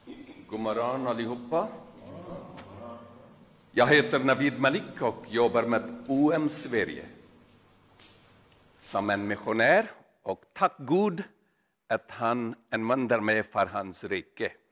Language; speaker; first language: Swedish; non-native, learner; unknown